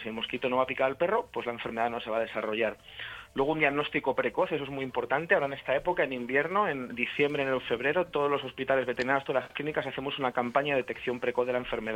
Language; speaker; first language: Spanish; native; Spanish